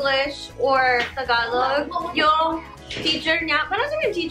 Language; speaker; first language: Filipino; early bilingual, heritage; English